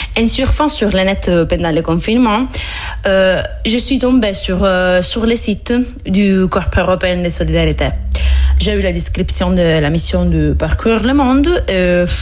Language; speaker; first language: French; non-native, learner; Italian